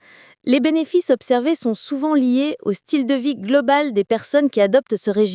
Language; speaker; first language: French; native; French